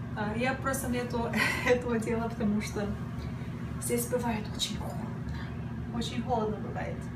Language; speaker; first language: Russian; early bilingual, heritage; Russian